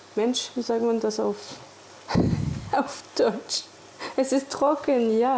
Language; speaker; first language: German; non-native, fluent; French